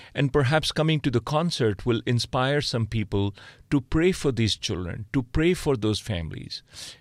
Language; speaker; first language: English; non-native, local second language; Punjabi